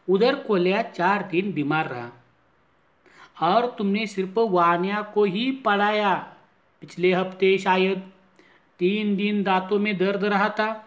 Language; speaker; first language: Hindi; non-native, local second language; Marathi